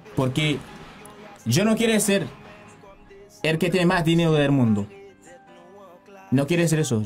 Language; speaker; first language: Spanish; non-native, learner; Haitian Creole